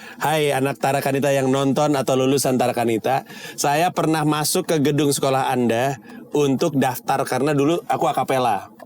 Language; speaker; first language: Indonesian; native; Indonesian